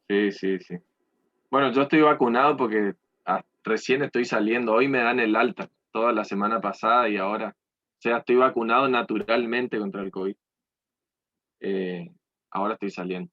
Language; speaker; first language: Spanish; native; Spanish